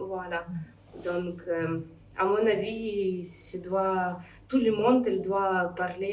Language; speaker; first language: French; non-native, learner; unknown